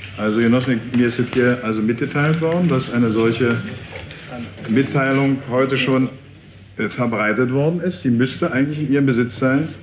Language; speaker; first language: German; native; German